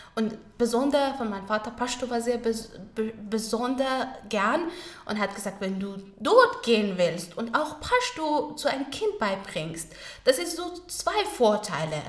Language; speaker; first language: German; non-native, learner; Pashto